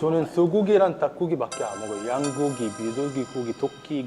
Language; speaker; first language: Korean; non-native, fluent; Arabic